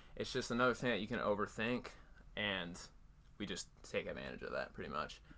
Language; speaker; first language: English; native; English